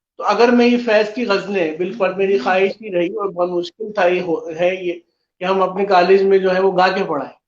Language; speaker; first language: Urdu; native; Urdu